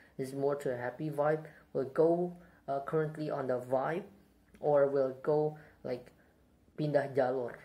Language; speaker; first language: English; non-native, fluent; Indonesian